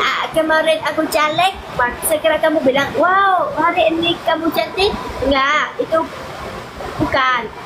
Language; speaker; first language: Indonesian; non-native, learner; Vietnamese